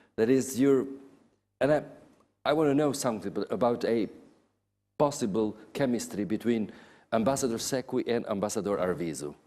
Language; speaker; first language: English; non-native, fluent; Albanian